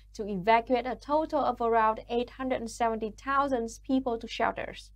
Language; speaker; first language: English; non-native, fluent; Vietnamese